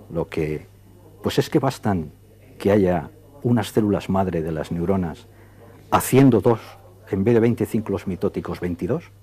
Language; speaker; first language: Spanish; native; Spanish